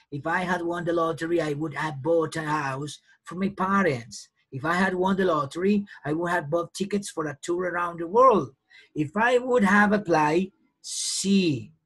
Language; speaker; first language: English; non-native, fluent; Spanish